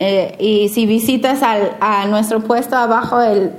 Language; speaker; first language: Spanish; non-native, fluent; English